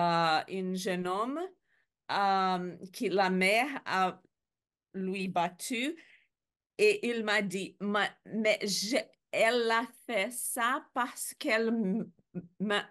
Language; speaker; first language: French; non-native, learner; Portuguese